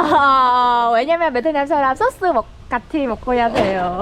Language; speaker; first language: Korean; non-native, learner; Vietnamese